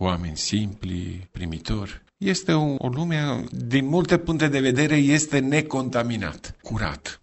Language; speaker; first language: Romanian; non-native, fluent; Italian